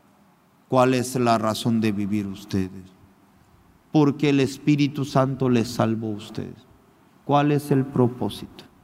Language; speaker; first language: Spanish; non-native, fluent; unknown